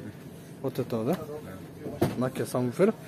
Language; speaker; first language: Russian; non-native, local second language; Kyrgyz